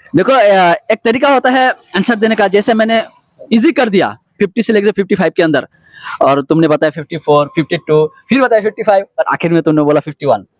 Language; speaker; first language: Hindi; non-native, local second language; Bangla